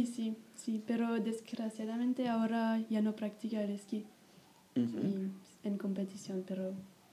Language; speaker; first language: Spanish; non-native, learner; French